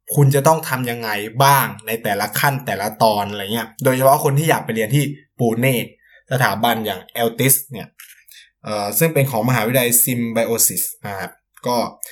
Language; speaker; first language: Thai; native; Thai